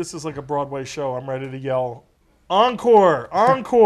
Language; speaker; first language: English; native; English